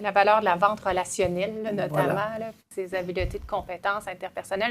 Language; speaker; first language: French; native; French